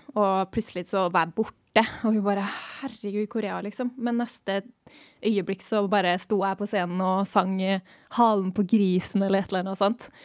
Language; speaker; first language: Norwegian; native; Norwegian